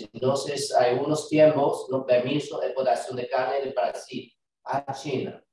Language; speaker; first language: Spanish; non-native, learner; Chinese